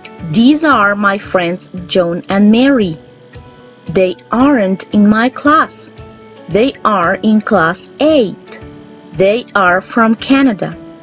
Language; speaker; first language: English; non-native, fluent; Spanish